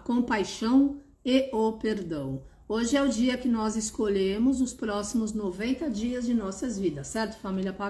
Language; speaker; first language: Portuguese; native; Portuguese